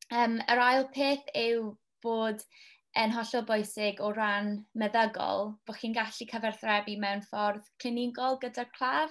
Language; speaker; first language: Welsh; non-native, local second language; English